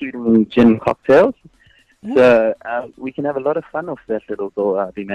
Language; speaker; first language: English; native; English